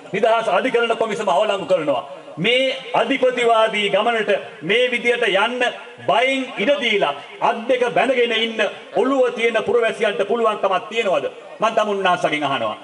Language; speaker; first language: Sinhala; non-native, local second language; Tamil